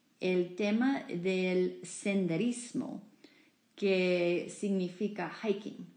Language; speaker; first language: Spanish; non-native, fluent; English